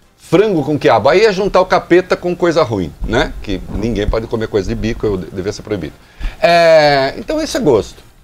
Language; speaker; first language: Portuguese; native; Portuguese